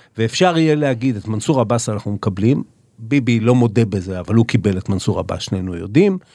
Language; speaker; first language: Hebrew; native; Hebrew